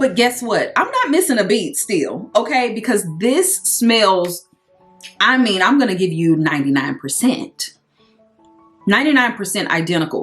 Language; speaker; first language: English; native; English